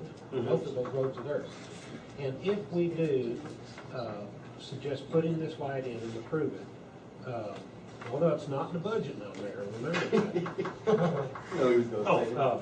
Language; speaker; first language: English; native; English